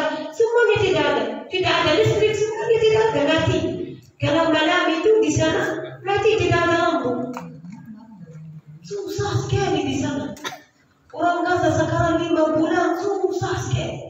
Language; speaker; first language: Indonesian; non-native, learner; Arabic